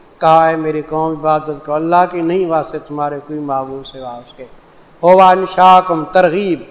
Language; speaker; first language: Urdu; non-native, local second language; Saraiki